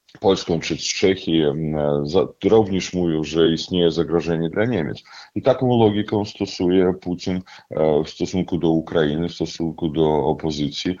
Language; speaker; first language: Polish; non-native, fluent; Russian